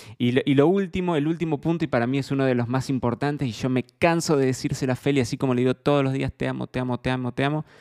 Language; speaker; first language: Spanish; native; Spanish